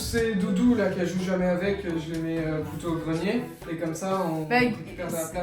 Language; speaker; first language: French; native; French